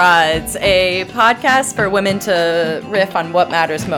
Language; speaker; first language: English; native; English